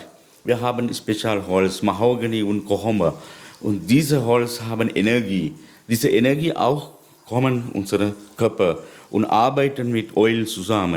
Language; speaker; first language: German; non-native, learner; Sinhala